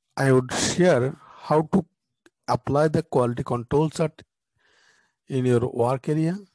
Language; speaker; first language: English; non-native, local second language; Bangla